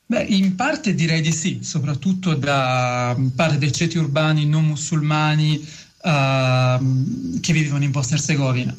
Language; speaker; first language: Italian; native; Italian